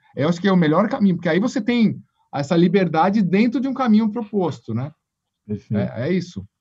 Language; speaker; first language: Portuguese; native; Portuguese